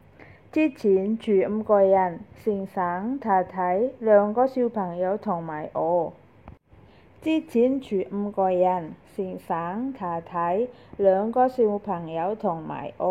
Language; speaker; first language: Cantonese; non-native, fluent; Indonesian